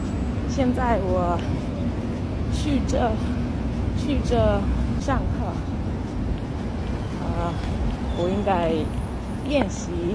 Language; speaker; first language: Chinese; non-native, learner; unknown